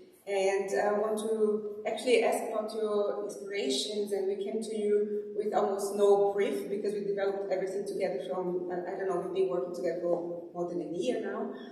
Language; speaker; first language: English; non-native, fluent; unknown